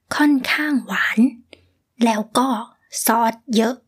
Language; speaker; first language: Thai; native; Thai